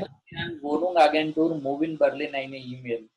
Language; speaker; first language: German; non-native, fluent; Gujarati